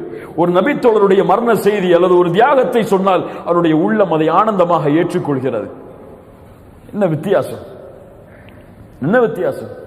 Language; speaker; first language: Tamil; native; Tamil